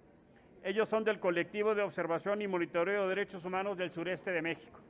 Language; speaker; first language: Spanish; native; Spanish